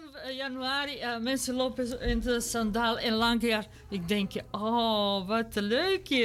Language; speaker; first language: Dutch; non-native, learner; Serbian